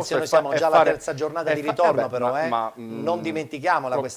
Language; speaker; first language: Italian; native; Italian